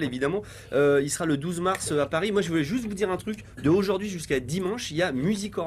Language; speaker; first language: French; native; French